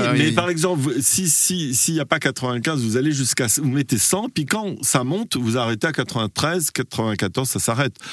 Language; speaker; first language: French; non-native, fluent; English